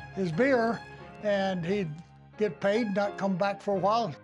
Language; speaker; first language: English; native; English